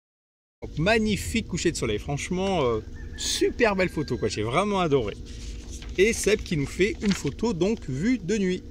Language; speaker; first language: French; native; French